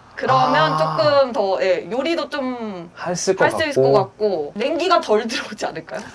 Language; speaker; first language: Korean; native; Korean